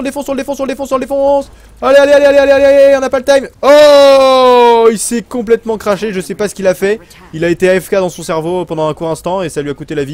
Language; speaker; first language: French; native; French